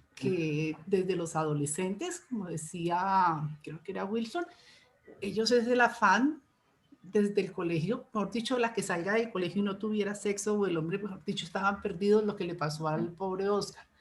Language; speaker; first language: Spanish; native; Spanish